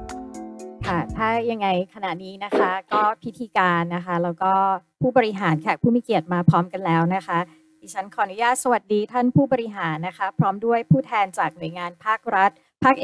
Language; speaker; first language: Thai; native; Thai